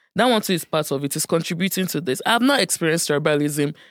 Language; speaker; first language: English; non-native, local second language; Yoruba